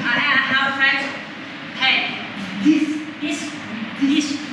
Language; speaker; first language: English; non-native, learner; Vietnamese